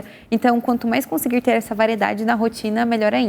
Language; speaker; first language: Portuguese; native; Portuguese